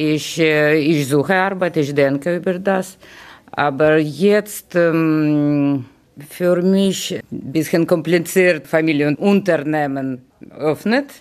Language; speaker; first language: German; non-native, learner; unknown